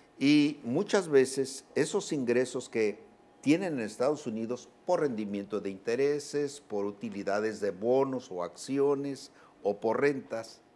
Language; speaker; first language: Spanish; native; Spanish